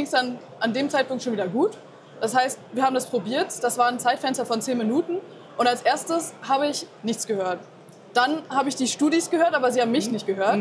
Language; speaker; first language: German; native; German